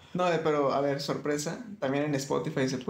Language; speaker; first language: Spanish; native; Spanish